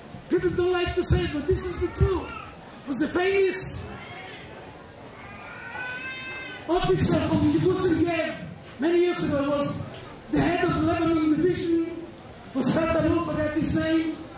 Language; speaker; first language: English; non-native, fluent; Hebrew